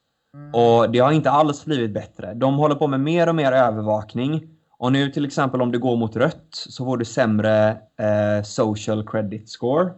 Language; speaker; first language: Swedish; native; Swedish